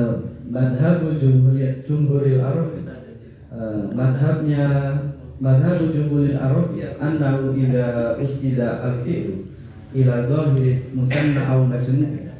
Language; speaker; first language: Arabic; non-native, fluent; Indonesian